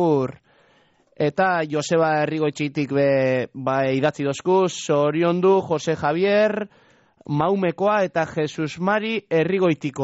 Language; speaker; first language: Basque; native; Basque